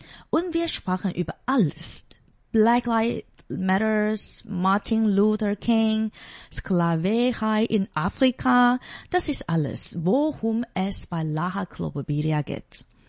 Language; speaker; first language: German; non-native, fluent; Chinese